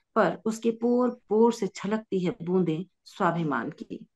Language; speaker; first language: Hindi; native; Hindi